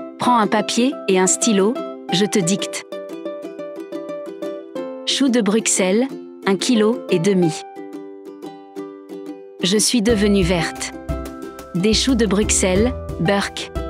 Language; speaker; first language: French; non-native, local second language; Arabic